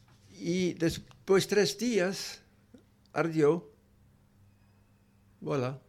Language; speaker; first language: Spanish; non-native, learner; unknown